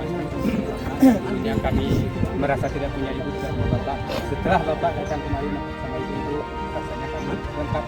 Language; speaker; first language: Indonesian; non-native, local second language; Achinese